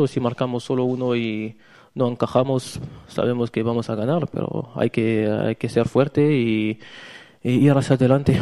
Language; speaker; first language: Spanish; non-native, learner; French